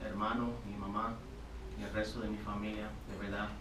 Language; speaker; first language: Spanish; early bilingual, heritage; Spanish